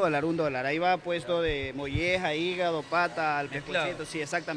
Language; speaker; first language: Spanish; native; Spanish